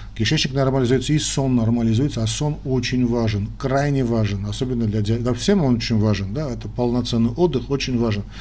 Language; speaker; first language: Russian; non-native, local second language; Armenian